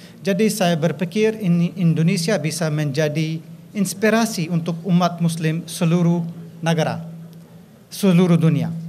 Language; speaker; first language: Indonesian; non-native, fluent; English